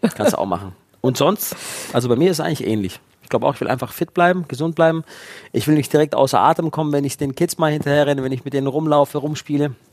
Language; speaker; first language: German; early bilingual, other home language; Italian